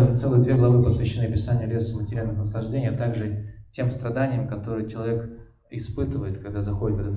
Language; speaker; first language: Russian; native; Russian